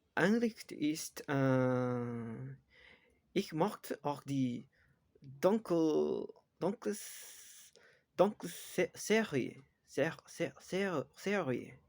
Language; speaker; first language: German; non-native, learner; Spanish